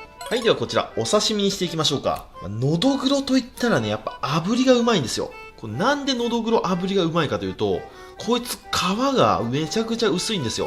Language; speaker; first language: Japanese; native; Japanese